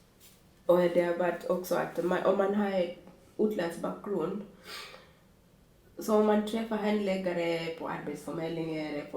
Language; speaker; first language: Swedish; non-native, fluent; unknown